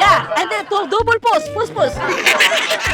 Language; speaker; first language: English; non-native, learner; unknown